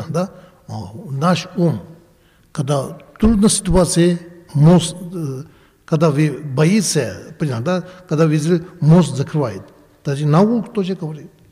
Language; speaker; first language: Russian; non-native, learner; Tibetan